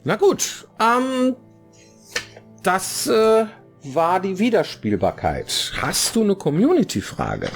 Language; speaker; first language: German; native; German